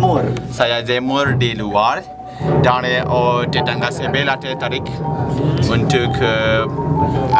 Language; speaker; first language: Indonesian; non-native, learner; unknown